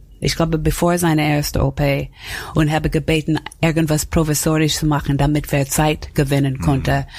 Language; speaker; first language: German; non-native, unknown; English